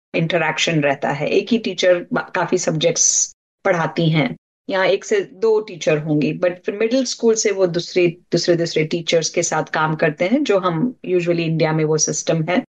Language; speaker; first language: Hindi; non-native, local second language; Marathi